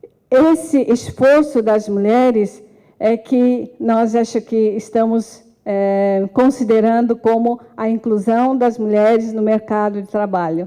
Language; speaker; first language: Portuguese; non-native, fluent; Japanese